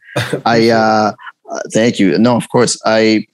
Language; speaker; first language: English; early bilingual, other home language; Persian